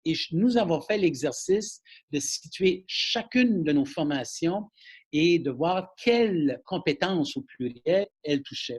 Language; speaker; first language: French; native; French